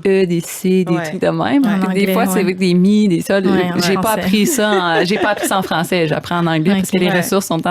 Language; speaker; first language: French; native; French